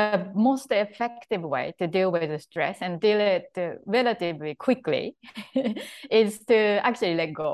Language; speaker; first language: English; non-native, fluent; Japanese